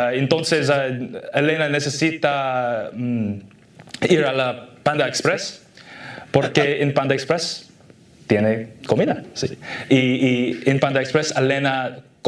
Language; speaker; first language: Spanish; non-native, learner; English